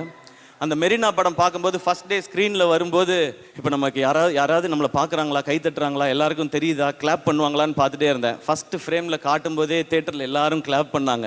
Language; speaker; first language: Tamil; native; Tamil